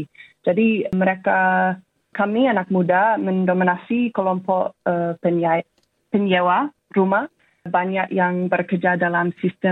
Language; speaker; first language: Indonesian; non-native, fluent; English